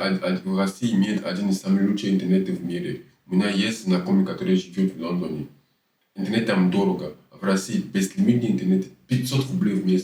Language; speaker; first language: Russian; non-native, fluent; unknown